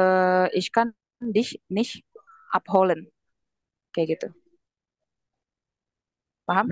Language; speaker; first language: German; non-native, fluent; Indonesian